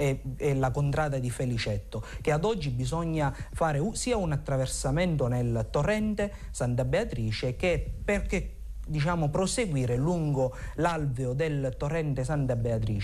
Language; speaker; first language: Italian; native; Italian